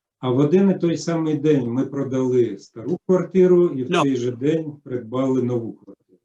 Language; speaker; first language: Ukrainian; native; Ukrainian